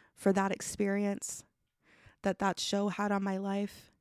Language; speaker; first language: English; native; English